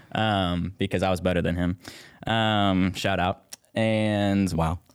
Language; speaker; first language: English; native; English